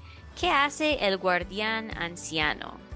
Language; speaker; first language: Spanish; non-native, fluent; English